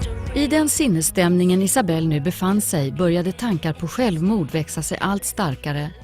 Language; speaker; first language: Swedish; native; Swedish